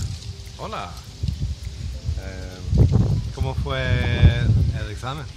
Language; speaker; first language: Spanish; non-native, learner; English